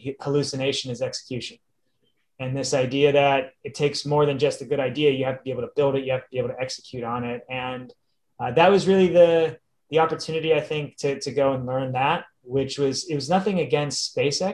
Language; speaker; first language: English; native; English